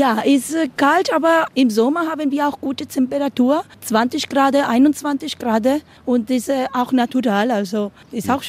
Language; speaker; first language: German; non-native, learner; Spanish